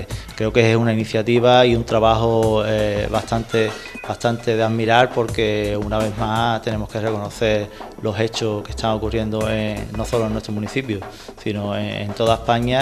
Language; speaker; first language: Spanish; native; Spanish